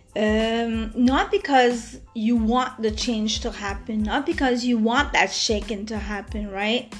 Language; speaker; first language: English; native; English